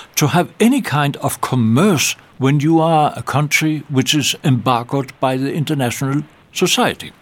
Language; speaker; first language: English; non-native, fluent; Danish